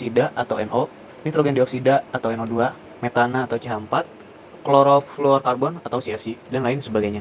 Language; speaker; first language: Indonesian; native; Indonesian